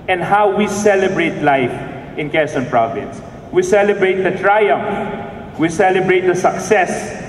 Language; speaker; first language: English; non-native, local second language; Filipino